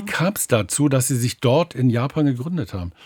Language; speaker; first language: German; native; German